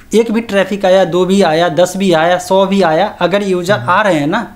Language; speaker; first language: Hindi; native; Hindi